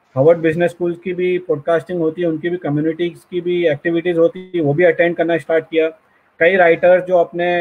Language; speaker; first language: Hindi; native; Hindi